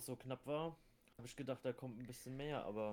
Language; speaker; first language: German; native; German